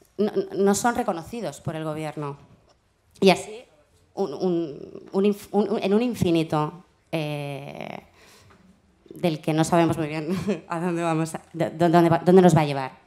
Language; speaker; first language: Spanish; native; Spanish